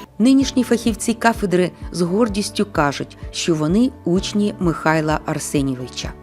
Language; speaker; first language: Ukrainian; native; Ukrainian